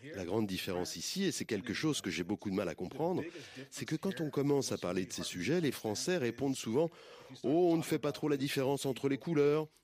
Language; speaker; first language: French; non-native, fluent; English